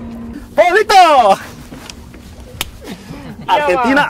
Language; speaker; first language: Spanish; non-native, learner; Dutch